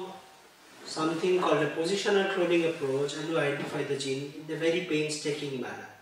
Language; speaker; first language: English; non-native, local second language; Bangla